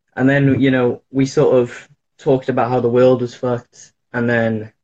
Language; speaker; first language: English; native; English